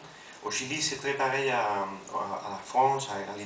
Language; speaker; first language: French; non-native, fluent; Spanish